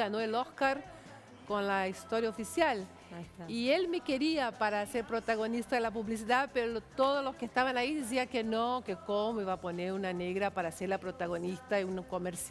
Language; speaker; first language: Spanish; non-native, fluent; Portuguese